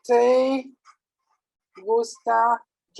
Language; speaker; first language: Spanish; non-native, learner; English